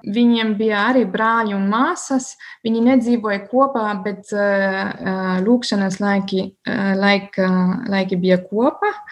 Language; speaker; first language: Latvian; non-native, learner; German